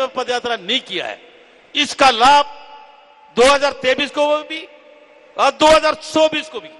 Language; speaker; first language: Hindi; native; Hindi